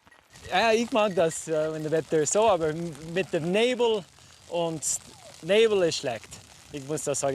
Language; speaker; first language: German; non-native, learner; English